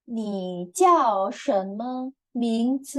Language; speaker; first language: Chinese; non-native, fluent; Indonesian